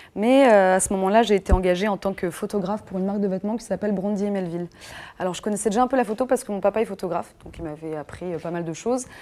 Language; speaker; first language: French; native; French